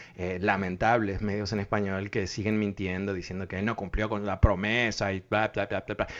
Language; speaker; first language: Spanish; native; Spanish